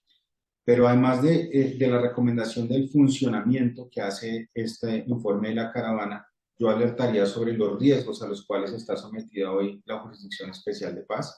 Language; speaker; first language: Spanish; native; Spanish